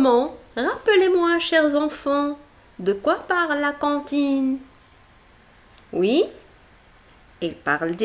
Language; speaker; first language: French; non-native, local second language; Arabic